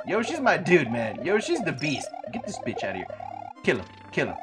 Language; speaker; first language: English; early bilingual, other home language; Spanish